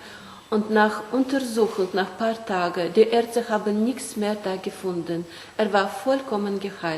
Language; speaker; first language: German; non-native, learner; Korean